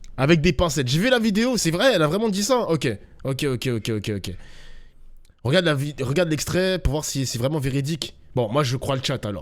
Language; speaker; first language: French; native; French